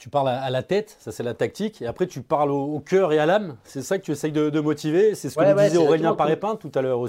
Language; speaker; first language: French; native; French